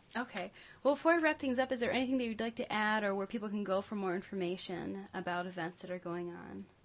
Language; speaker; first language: English; native; English